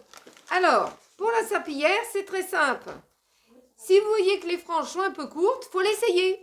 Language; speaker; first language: French; native; French